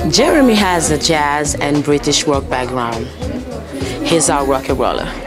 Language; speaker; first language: English; early bilingual, other home language; Lingala